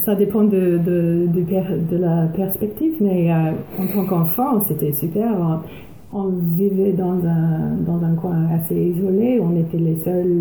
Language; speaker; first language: French; non-native, fluent; English